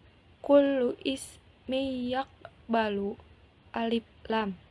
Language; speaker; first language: Arabic; non-native, learner; Indonesian